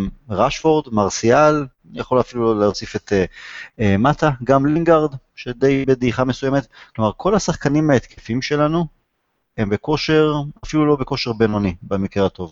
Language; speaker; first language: Hebrew; native; Hebrew